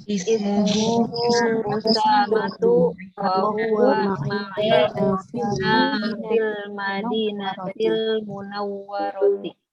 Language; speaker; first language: Arabic; non-native, learner; Indonesian